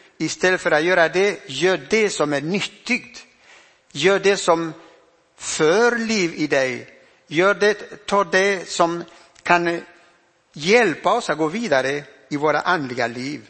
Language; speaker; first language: Swedish; non-native, fluent; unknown